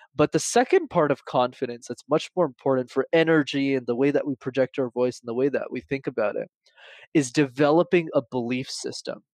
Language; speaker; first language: English; native; English